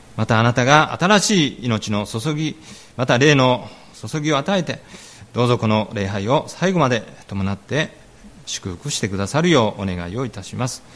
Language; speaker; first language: Japanese; native; Japanese